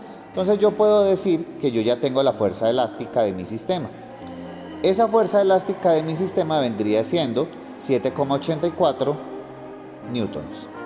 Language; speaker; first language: Spanish; native; Spanish